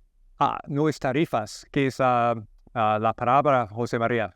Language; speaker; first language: Spanish; non-native, learner; English